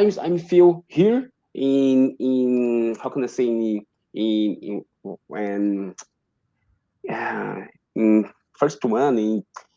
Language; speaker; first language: English; non-native, learner; Portuguese